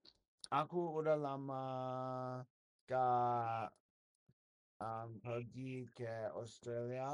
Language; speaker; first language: Indonesian; non-native, learner; English